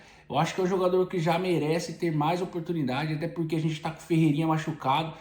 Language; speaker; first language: Portuguese; native; Portuguese